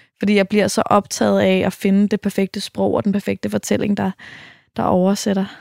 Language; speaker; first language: Danish; native; Danish